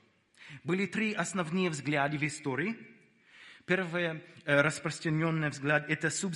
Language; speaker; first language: Russian; non-native, fluent; English